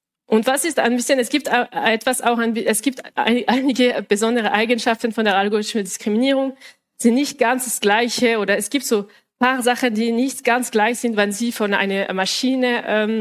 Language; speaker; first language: German; non-native, local second language; French